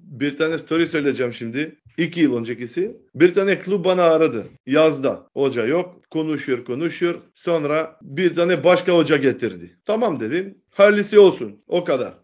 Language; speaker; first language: Turkish; non-native, learner; Macedonian